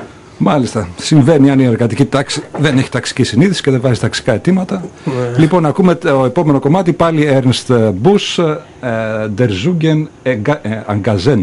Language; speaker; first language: Greek; native; Greek